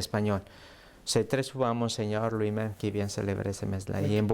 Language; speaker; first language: French; native; French